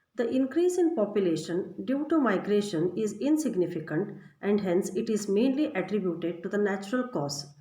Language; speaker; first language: English; non-native, local second language; Kannada